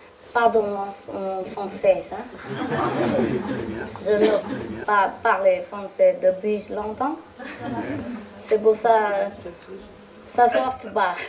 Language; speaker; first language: French; non-native, learner; Vietnamese